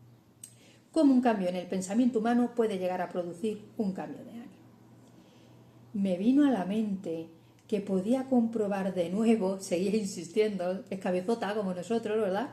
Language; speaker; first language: Spanish; native; Spanish